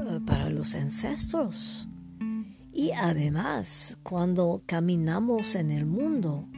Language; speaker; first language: Spanish; non-native, learner; English